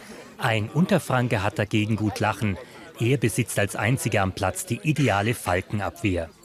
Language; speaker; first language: German; native; German